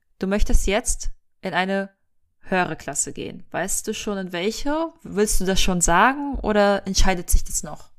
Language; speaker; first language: German; early bilingual, other home language; Russian